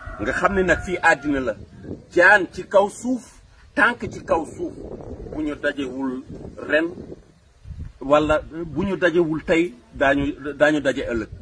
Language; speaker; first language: Wolof; non-native, local second language; Fula